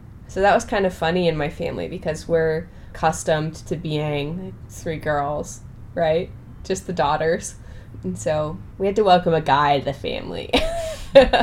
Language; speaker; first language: English; native; English